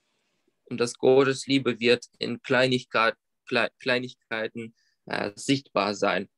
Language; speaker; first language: German; non-native, learner; Russian